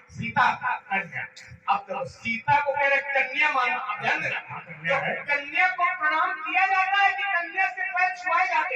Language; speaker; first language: Hindi; native; Hindi